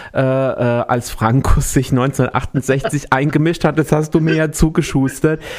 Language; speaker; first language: German; early bilingual, other home language; Spanish